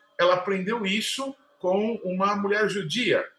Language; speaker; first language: Portuguese; native; Portuguese